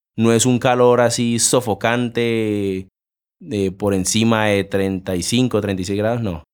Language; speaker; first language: Spanish; native; Spanish